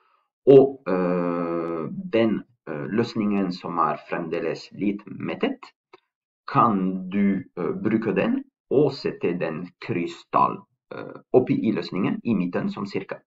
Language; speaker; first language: Norwegian; non-native, fluent; French